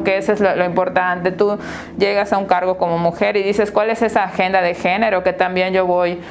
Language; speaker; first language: Spanish; native; Spanish